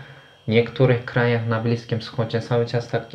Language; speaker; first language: Polish; non-native, fluent; Turkish